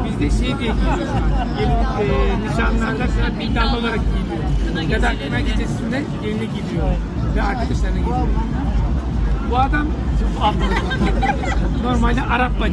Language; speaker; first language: Turkish; native; Turkish